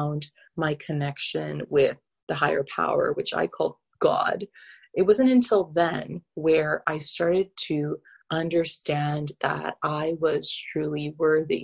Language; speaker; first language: English; native; English